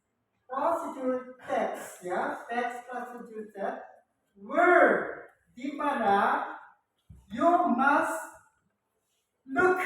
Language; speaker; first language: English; non-native, learner; Indonesian